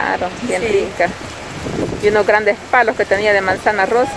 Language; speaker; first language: Spanish; native; Spanish